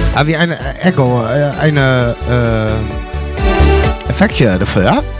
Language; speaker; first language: German; non-native, learner; Dutch